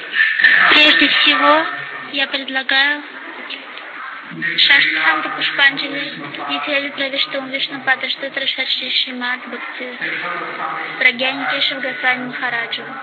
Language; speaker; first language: Russian; native; Russian